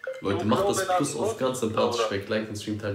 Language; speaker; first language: German; native; German